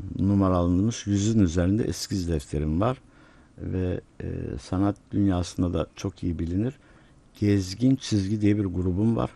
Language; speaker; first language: Turkish; native; Turkish